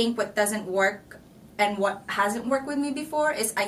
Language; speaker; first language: English; non-native, local second language; Filipino